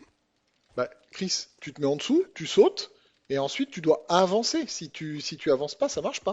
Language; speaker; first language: French; native; French